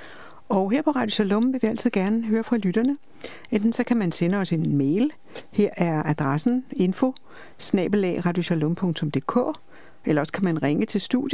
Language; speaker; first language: Danish; native; Danish